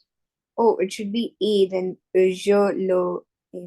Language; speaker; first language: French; non-native, learner; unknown